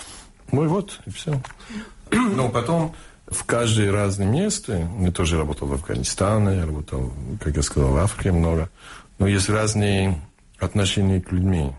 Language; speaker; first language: Russian; early bilingual, heritage; Russian